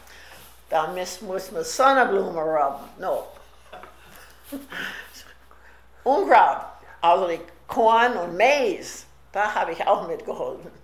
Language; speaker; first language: German; early bilingual, heritage; German